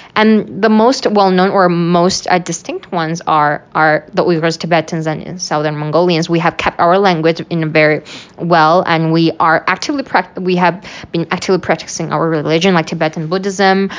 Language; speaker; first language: English; non-native, fluent; Uyghur